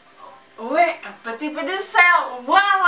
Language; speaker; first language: French; non-native, learner; Indonesian